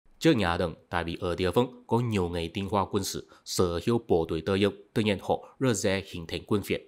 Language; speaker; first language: Vietnamese; non-native, fluent; Chinese